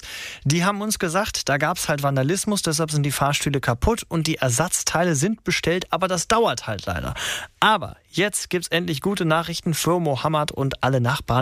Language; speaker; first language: German; native; German